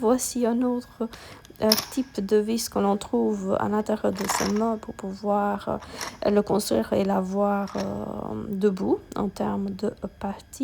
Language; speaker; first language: French; non-native, fluent; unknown